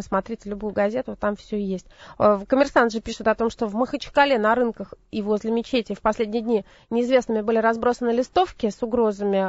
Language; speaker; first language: Russian; native; Russian